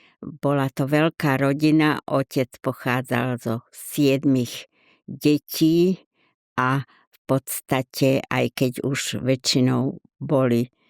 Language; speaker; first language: Slovak; native; Slovak